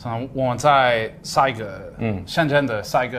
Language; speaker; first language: Chinese; non-native, learner; English